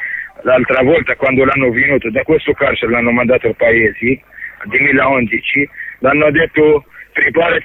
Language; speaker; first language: Italian; non-native, learner; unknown